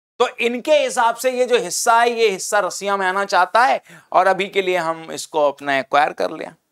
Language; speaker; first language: Hindi; native; Hindi